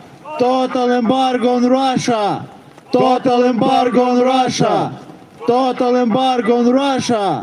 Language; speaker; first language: English; non-native, learner; Ukrainian